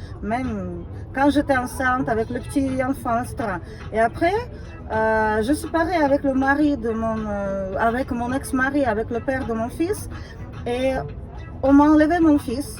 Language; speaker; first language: French; non-native, fluent; Russian